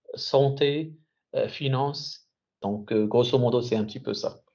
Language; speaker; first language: French; non-native, local second language; Arabic